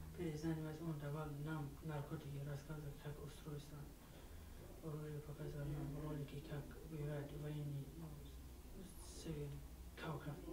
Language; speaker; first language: Russian; non-native, local second language; Tajik